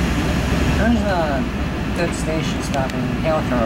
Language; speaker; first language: English; native; English